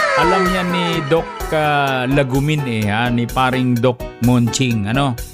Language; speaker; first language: Filipino; native; Filipino